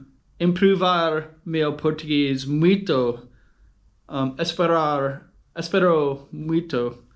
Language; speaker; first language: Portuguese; non-native, learner; English